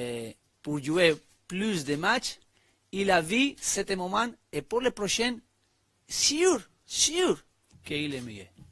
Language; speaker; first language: French; non-native, learner; Spanish